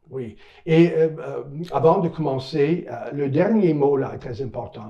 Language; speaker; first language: French; non-native, local second language; English